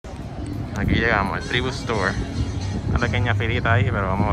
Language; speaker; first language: Spanish; early bilingual, heritage; Spanish